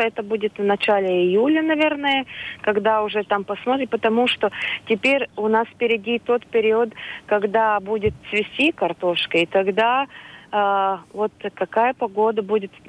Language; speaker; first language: Russian; non-native, local second language; Latvian